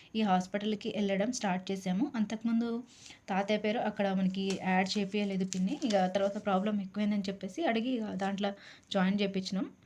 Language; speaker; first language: Telugu; native; Telugu